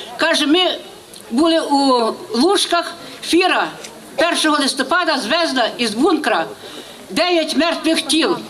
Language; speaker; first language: Ukrainian; native; Ukrainian